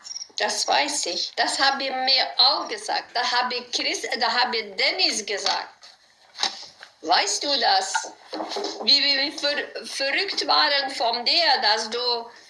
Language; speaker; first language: German; non-native, learner; Dutch